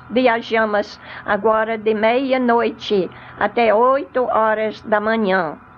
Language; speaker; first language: Portuguese; non-native, fluent; English